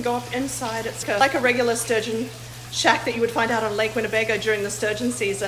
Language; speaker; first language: English; native; English